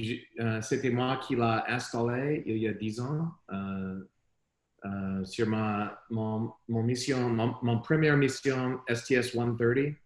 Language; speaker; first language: French; non-native, learner; English